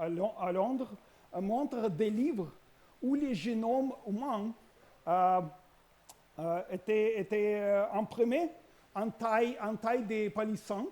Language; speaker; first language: French; non-native, learner; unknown